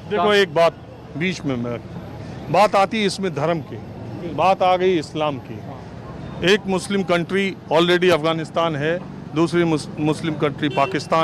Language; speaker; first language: Hindi; native; Hindi